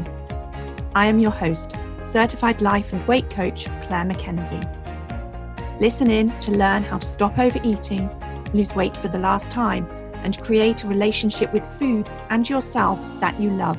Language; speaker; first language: English; native; English